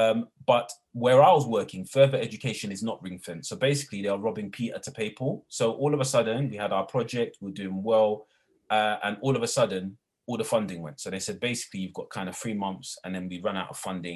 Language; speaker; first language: English; native; English